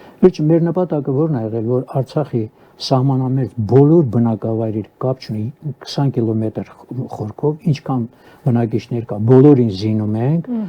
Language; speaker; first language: Armenian; native; Armenian